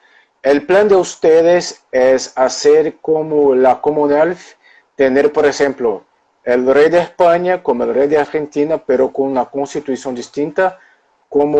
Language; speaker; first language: Spanish; non-native, local second language; Portuguese